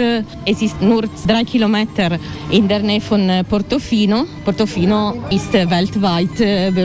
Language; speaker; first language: German; non-native, learner; Italian